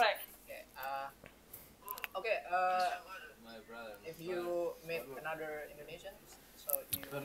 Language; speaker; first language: English; non-native, learner; Indonesian